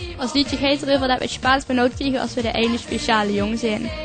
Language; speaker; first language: Dutch; native; Dutch